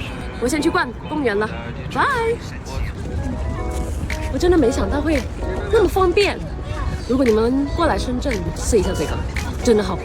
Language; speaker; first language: Chinese; non-native, fluent; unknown